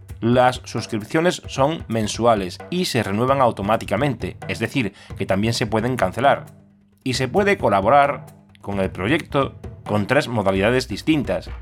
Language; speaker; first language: Spanish; native; Spanish